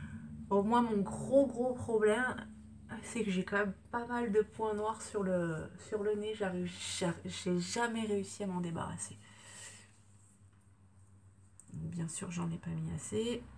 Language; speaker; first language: French; native; French